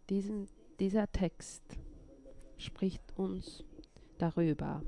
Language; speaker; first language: German; non-native, fluent; Finnish